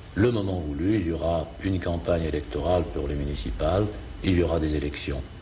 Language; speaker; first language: French; native; French